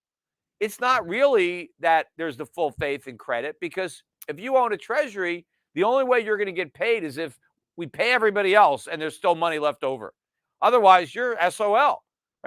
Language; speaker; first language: English; native; English